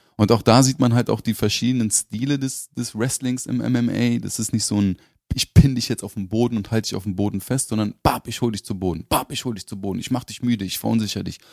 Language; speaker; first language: German; native; German